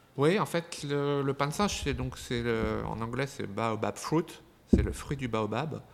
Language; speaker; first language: French; native; French